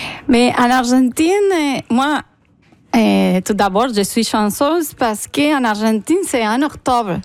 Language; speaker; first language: French; non-native, fluent; Spanish